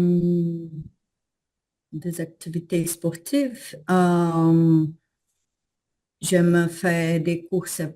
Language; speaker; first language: French; non-native, learner; Portuguese